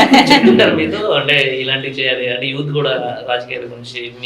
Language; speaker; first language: Telugu; native; Telugu